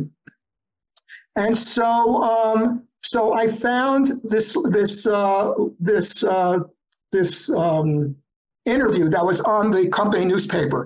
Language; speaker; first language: English; early bilingual, other home language; Yiddish